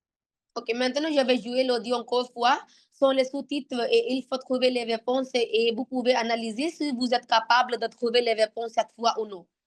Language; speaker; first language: French; non-native, fluent; Punjabi